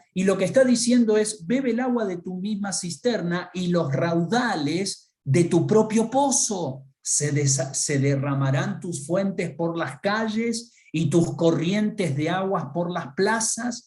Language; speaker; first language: Spanish; native; Spanish